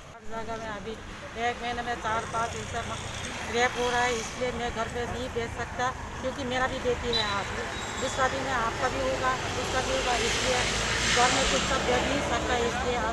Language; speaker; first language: Hindi; non-native, local second language; Kok Borok